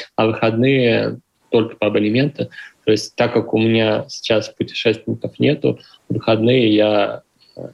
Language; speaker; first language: Russian; native; Russian